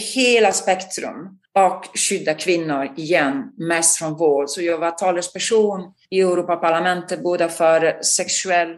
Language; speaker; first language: Swedish; non-native, fluent; Italian